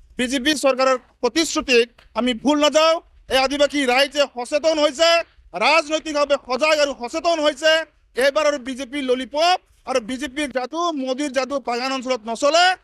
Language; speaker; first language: Assamese; non-native, local second language; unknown